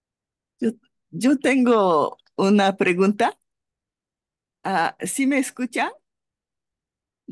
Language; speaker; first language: Spanish; non-native, fluent; Japanese